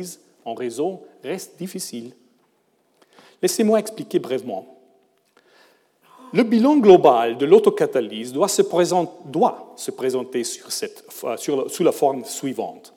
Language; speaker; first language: French; non-native, fluent; German